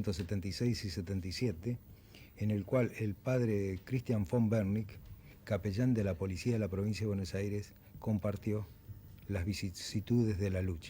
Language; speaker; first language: Spanish; native; Spanish